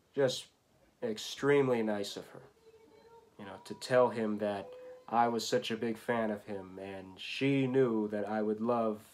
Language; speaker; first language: English; native; English